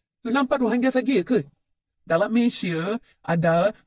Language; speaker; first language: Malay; non-native, learner; Rohingya